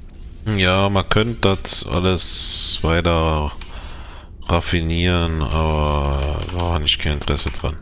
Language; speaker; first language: German; native; German